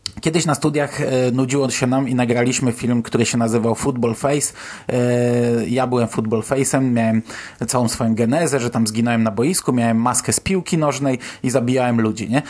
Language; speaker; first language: Polish; native; Polish